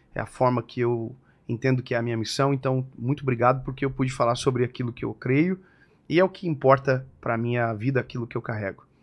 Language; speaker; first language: Portuguese; native; Portuguese